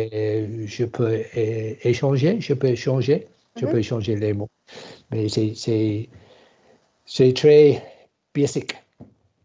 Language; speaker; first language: French; non-native, learner; English